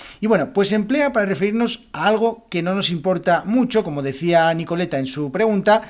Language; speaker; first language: Spanish; native; Spanish